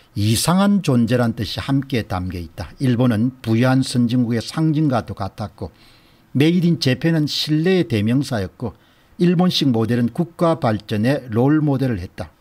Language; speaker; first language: Korean; native; Korean